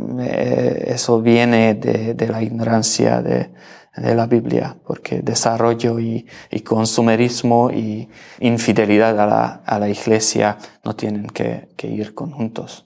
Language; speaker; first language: Spanish; non-native, learner; Hungarian